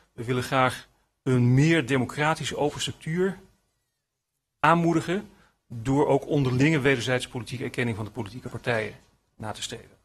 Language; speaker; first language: Dutch; native; Dutch